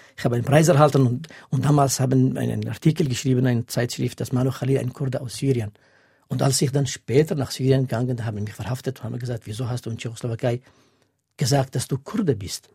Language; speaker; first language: German; non-native, fluent; Kurdish